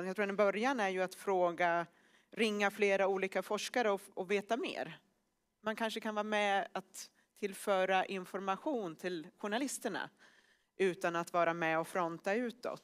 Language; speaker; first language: Swedish; native; Swedish